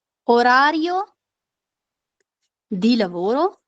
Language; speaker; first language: Italian; non-native, fluent; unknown